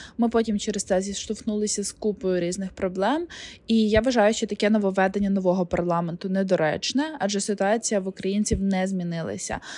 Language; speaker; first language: Ukrainian; native; Ukrainian